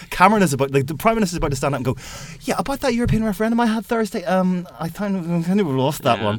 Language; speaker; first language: English; native; English